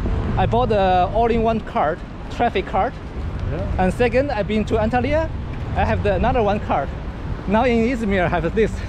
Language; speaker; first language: English; non-native, learner; Chinese